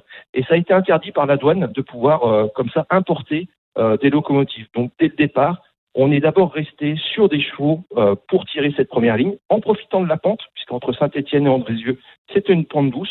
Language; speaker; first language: French; native; French